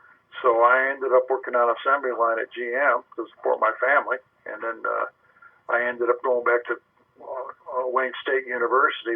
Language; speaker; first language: English; native; English